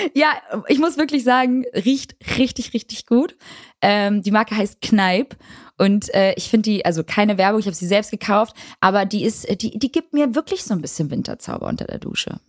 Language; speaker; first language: German; early bilingual, other home language; Albanian